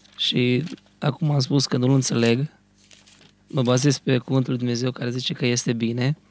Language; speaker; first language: Romanian; early bilingual, heritage; Romanian